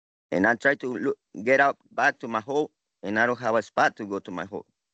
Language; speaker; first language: English; non-native, learner; Spanish